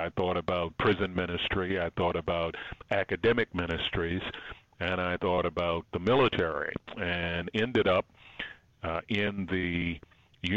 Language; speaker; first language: English; native; English